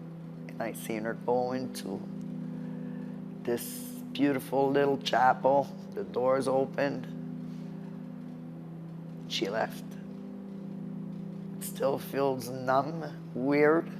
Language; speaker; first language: English; non-native, local second language; French